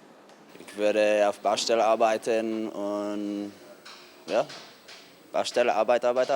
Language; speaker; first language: German; non-native, learner; English